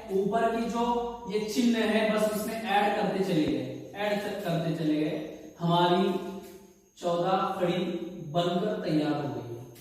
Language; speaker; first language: Hindi; non-native, local second language; Urdu